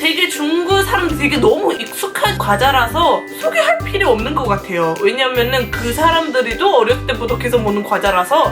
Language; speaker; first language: Korean; non-native, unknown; Chinese